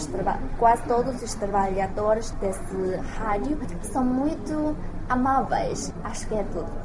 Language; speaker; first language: Portuguese; non-native, learner; Chinese